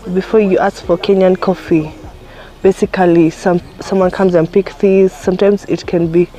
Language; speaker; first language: English; non-native, local second language; Kikuyu